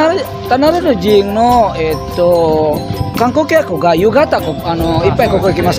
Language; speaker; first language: Japanese; non-native, fluent; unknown